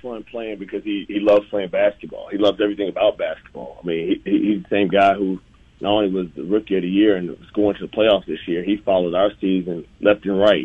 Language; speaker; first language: English; native; English